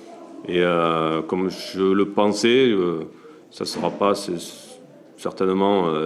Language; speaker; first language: French; native; French